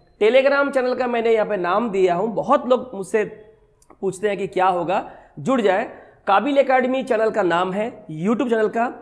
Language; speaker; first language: Hindi; native; Hindi